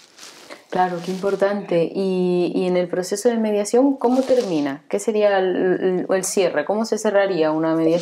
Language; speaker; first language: Spanish; native; Spanish